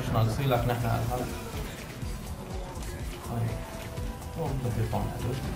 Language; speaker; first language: Arabic; native; Arabic